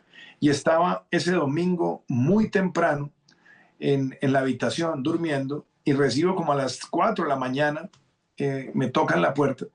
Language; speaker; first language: Spanish; native; Spanish